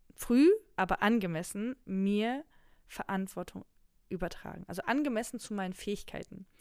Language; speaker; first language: German; non-native, local second language; Polish